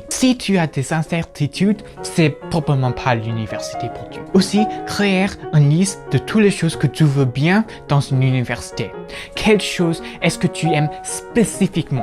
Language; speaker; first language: French; non-native, fluent; English